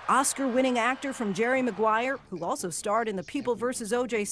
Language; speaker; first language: English; native; English